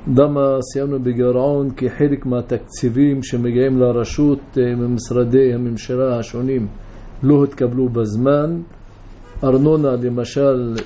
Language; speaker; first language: Hebrew; non-native, local second language; Arabic